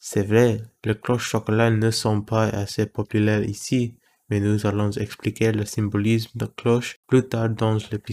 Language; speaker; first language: French; non-native, learner; English